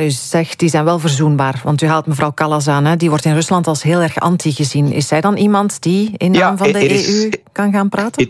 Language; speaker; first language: Dutch; native; Dutch